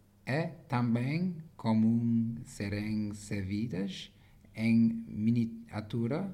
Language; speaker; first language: Portuguese; non-native, learner; English